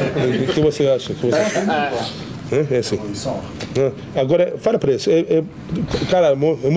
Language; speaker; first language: Portuguese; non-native, learner; English